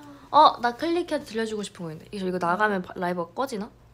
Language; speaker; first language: Korean; native; Korean